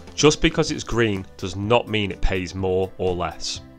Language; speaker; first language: English; native; English